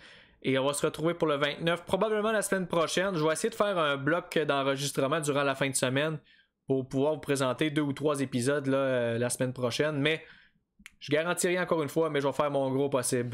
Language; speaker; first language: French; native; French